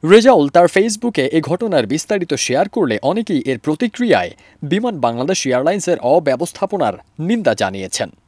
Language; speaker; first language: Bangla; native; Bangla